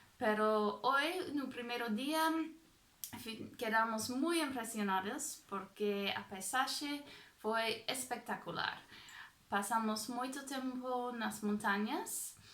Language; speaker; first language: Portuguese; non-native, fluent; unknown